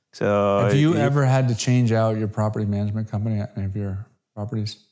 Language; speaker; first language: English; native; English